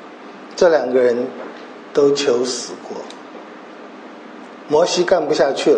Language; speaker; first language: Chinese; native; Chinese